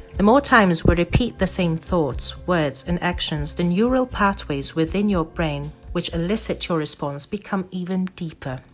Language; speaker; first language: English; non-native, fluent; Maltese